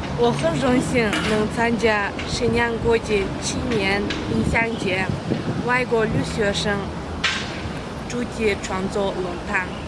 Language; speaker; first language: Chinese; non-native, fluent; Kyrgyz